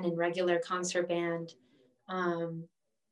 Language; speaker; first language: English; native; English